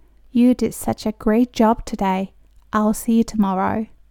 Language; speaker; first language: English; non-native, fluent; Japanese